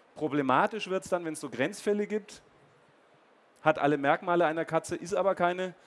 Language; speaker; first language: German; native; German